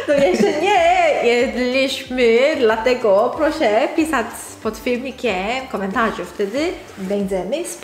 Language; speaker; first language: Polish; non-native, learner; Korean